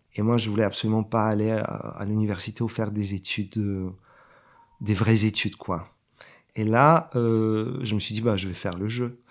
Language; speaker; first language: French; non-native, fluent; Bulgarian